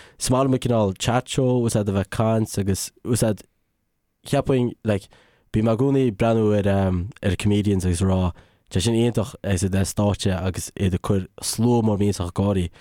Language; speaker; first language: Irish; native; Irish